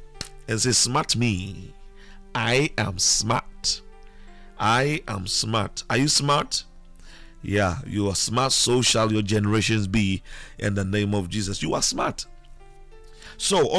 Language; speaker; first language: English; non-native, local second language; Akan